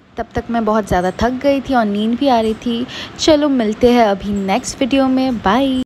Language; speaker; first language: Hindi; non-native, local second language; Bangla